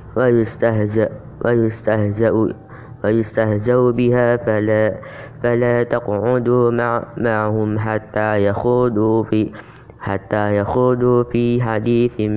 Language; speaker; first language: Arabic; non-native, learner; Indonesian